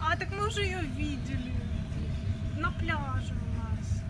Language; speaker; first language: Russian; native; Russian